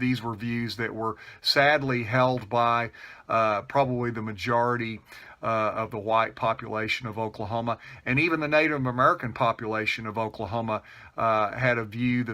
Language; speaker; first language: English; native; English